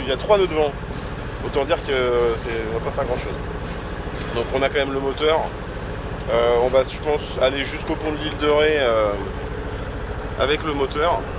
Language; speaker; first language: French; native; French